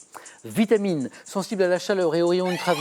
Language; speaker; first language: French; native; French